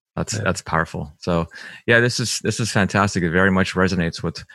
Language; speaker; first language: English; early bilingual, other home language; Spanish